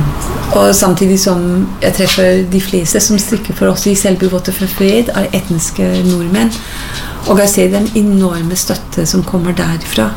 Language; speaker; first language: Norwegian; non-native, fluent; English